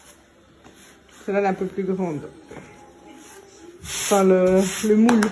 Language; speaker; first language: French; native; French